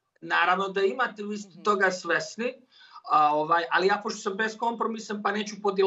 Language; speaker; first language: Serbian; native; Serbian